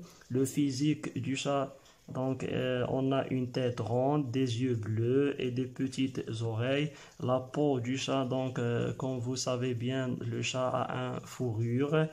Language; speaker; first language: French; non-native, local second language; Arabic